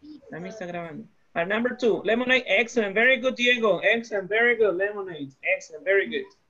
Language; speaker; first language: English; non-native, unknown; Spanish